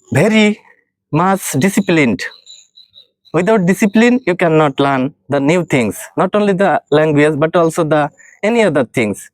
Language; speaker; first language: English; non-native, learner; Bangla